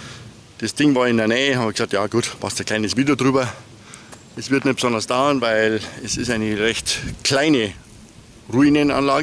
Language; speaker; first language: German; native; German